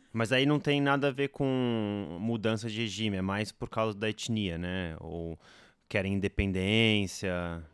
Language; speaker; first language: Portuguese; native; Portuguese